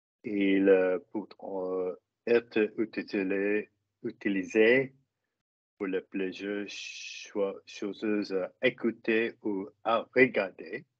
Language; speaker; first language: French; non-native, learner; English